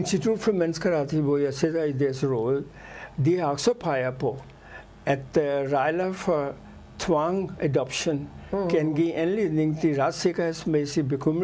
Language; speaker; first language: Danish; non-native, fluent; Urdu